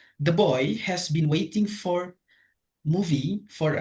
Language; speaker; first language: English; non-native, fluent; Indonesian